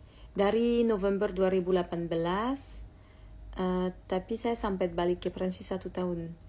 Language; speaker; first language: Indonesian; non-native, fluent; French